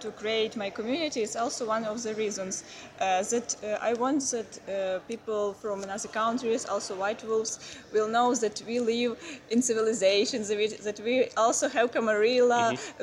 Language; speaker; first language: English; non-native, learner; Ukrainian